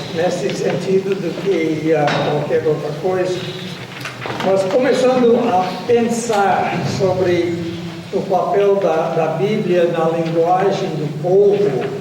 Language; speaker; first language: Portuguese; non-native, fluent; English